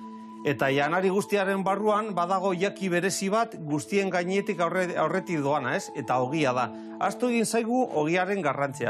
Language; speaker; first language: Basque; native; Basque